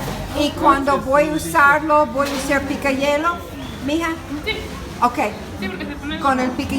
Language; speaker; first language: Spanish; non-native, learner; English